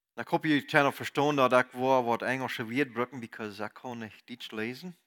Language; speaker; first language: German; non-native, learner; Plautdietsch